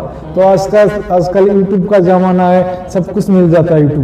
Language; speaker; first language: Hindi; non-native, local second language; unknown